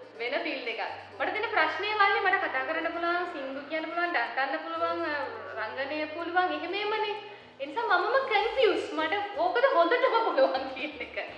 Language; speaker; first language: Sinhala; non-native, local second language; Tamil